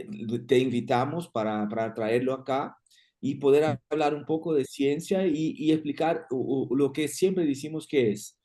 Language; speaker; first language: Spanish; non-native, fluent; Portuguese